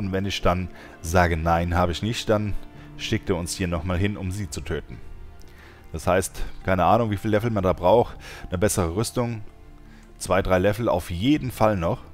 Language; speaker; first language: German; native; German